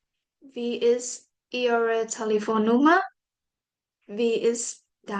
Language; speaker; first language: German; non-native, fluent; Burmese